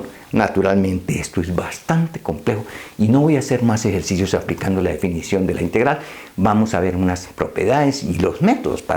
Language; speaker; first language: Spanish; native; Spanish